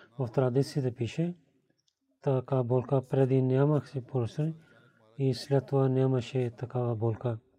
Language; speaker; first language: Bulgarian; non-native, fluent; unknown